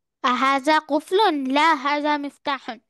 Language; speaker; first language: Arabic; non-native, learner; Hindi